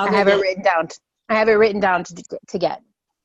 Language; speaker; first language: English; native; English